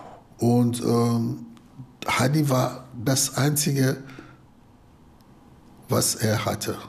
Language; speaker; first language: German; non-native, fluent; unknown